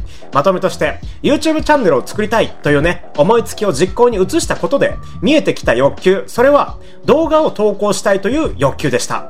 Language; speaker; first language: Japanese; native; Japanese